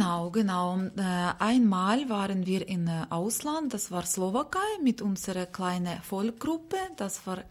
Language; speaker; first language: German; non-native, learner; Ukrainian